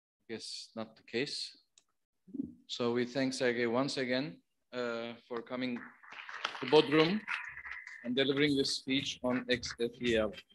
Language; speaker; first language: English; non-native, fluent; Turkish